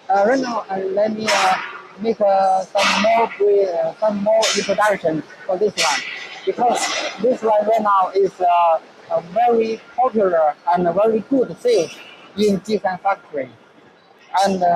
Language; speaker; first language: English; non-native, learner; Chinese